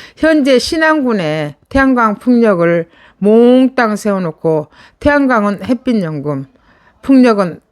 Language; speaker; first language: Korean; native; Korean